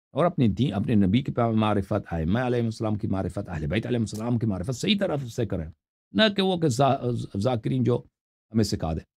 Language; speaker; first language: Urdu; native; Urdu